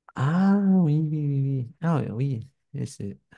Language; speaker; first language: French; non-native, learner; Spanish